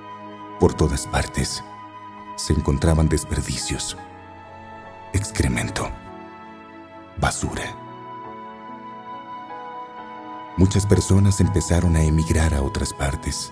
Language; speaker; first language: Spanish; native; Spanish